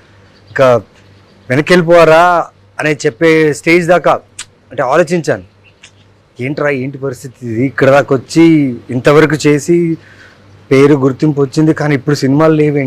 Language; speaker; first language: Telugu; native; Telugu